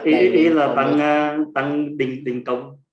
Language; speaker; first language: Vietnamese; native; Vietnamese